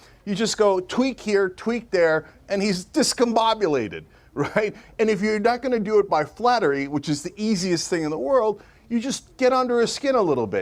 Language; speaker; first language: English; native; English